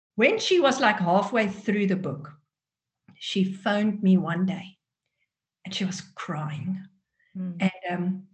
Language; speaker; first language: English; non-native, local second language; Afrikaans